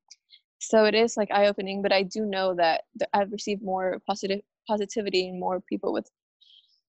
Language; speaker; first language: English; early bilingual, other home language; Spanish